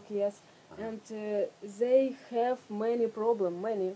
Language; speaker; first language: English; non-native, learner; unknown